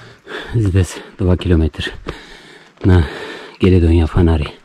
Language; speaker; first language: Russian; non-native, learner; Turkish